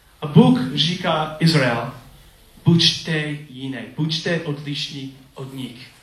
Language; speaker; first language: Czech; non-native, learner; English